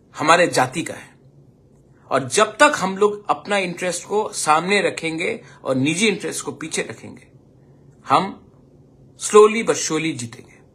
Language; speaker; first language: Hindi; non-native, local second language; Kok Borok